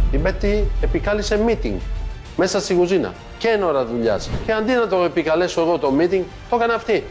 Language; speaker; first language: Greek; non-native, fluent; Italian